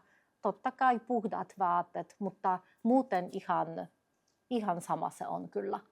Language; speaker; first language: Finnish; non-native, fluent; Polish